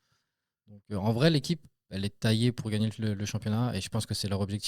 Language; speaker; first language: French; native; French